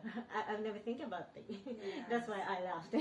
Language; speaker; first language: English; non-native, learner; Japanese